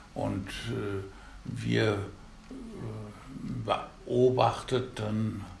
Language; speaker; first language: German; native; German